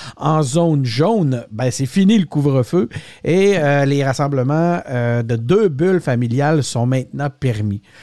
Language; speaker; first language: French; native; French